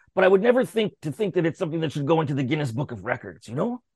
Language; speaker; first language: English; native; English